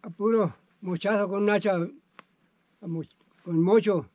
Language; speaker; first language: Spanish; native; Spanish